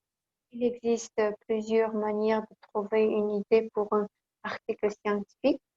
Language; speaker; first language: French; non-native, learner; Kazakh